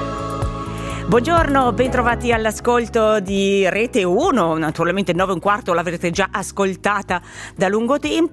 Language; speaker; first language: Italian; native; Italian